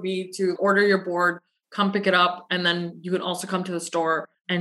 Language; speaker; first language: English; native; English